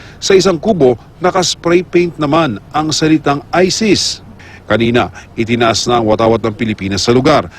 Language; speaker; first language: Filipino; native; Filipino